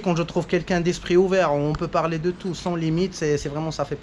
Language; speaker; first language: French; native; French